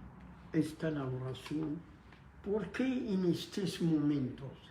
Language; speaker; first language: Spanish; non-native, fluent; Arabic